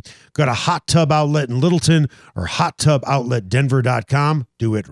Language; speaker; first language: English; native; English